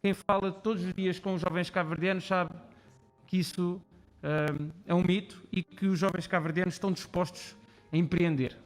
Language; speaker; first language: Portuguese; non-native, local second language; Kabuverdianu